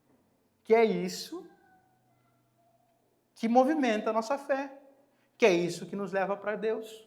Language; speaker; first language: Portuguese; native; Portuguese